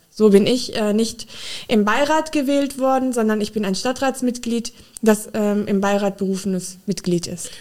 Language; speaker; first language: German; early bilingual, other home language; Urdu